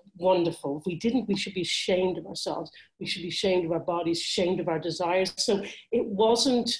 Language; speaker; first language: English; native; English